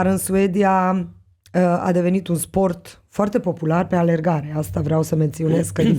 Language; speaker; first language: Romanian; non-native, local second language; Hungarian